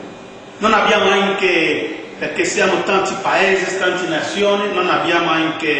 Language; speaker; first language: Italian; non-native, fluent; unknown